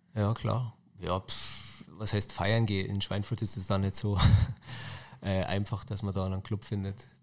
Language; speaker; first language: German; native; German